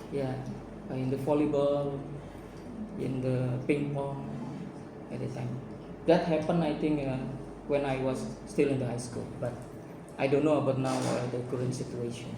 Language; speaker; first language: English; non-native, fluent; Indonesian